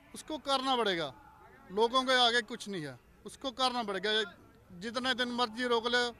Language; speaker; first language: Hindi; native; Hindi